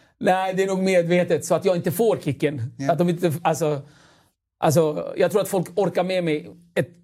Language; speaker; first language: Swedish; early bilingual, other home language; Kurdish